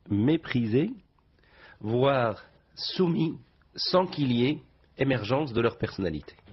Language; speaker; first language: French; non-native, local second language; Arabic